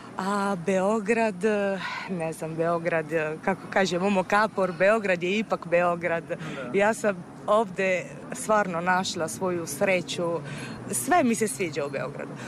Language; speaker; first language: Serbian; non-native, fluent; Italian